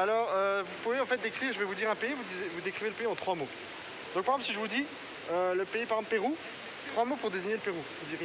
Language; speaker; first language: French; native; French